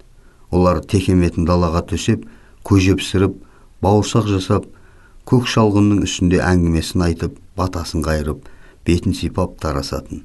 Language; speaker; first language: Kazakh; native; Kazakh